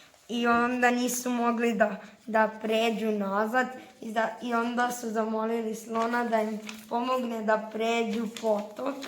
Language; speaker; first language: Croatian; early bilingual, heritage; Serbian